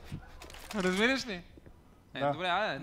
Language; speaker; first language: Bulgarian; native; Bulgarian